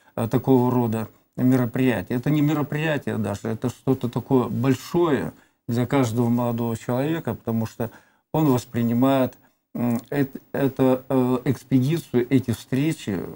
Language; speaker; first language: Russian; native; Russian